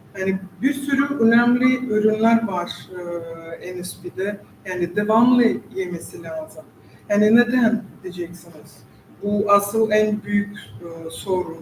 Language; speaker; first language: Turkish; non-native, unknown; Russian